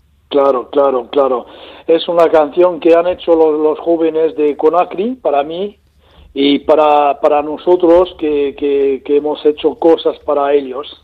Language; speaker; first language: Spanish; non-native, learner; French